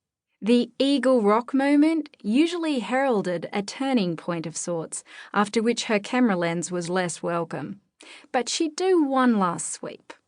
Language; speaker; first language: English; native; English